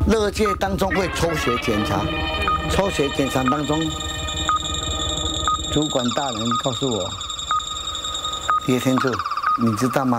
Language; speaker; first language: Chinese; non-native, local second language; Min Nan Chinese